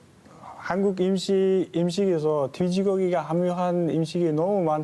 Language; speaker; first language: Korean; non-native, fluent; Uzbek